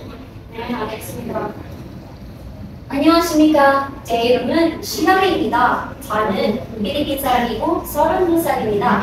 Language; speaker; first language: Korean; non-native, learner; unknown